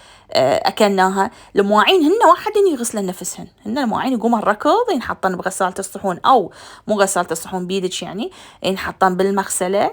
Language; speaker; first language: Arabic; native; Arabic